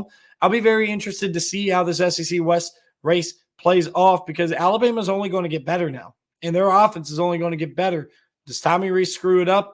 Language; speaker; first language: English; native; English